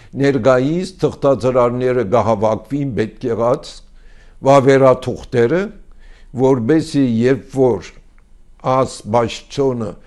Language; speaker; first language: Armenian; early bilingual, heritage; Armenian